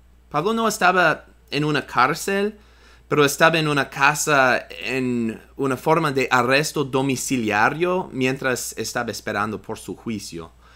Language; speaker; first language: Spanish; non-native, fluent; English